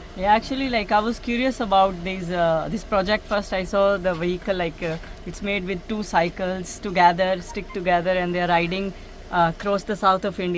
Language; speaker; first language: English; non-native, learner; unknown